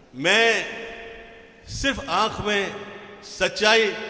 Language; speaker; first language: Hindi; non-native, local second language; Marathi